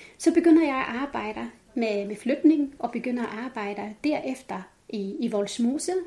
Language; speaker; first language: Danish; non-native, fluent; Arabic